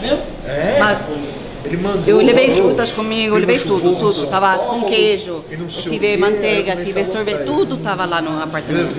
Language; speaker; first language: Portuguese; non-native, fluent; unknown